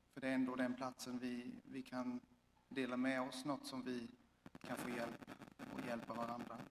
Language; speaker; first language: Swedish; non-native, fluent; Swiss German